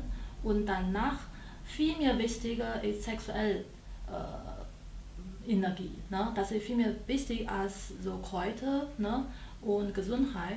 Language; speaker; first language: German; non-native, learner; Chinese